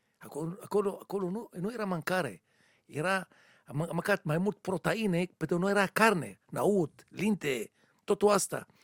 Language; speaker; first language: Romanian; non-native, learner; Hebrew